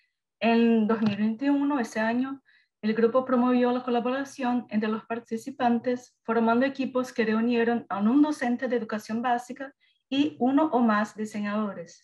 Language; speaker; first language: Spanish; non-native, learner; Portuguese